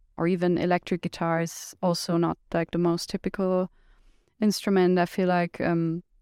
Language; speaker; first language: English; non-native, fluent; German